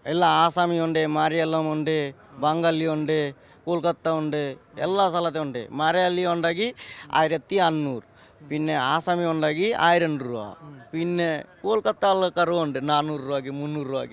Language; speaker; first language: Malayalam; non-native, learner; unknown